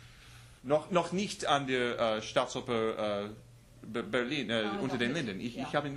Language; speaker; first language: German; non-native, learner; English